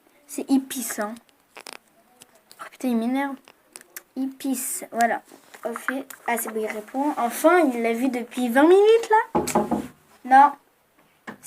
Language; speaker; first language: French; native; French